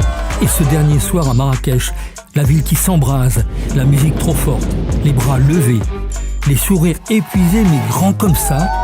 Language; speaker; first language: French; native; French